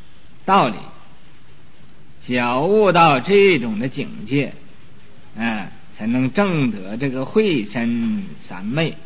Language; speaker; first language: Chinese; native; Chinese